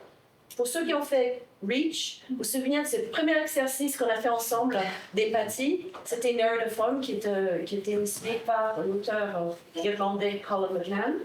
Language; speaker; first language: French; non-native, fluent; English